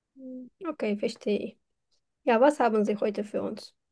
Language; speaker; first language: German; non-native, learner; Turkish